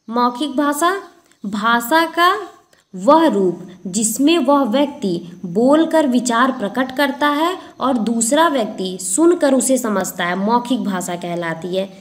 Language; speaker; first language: Hindi; native; Hindi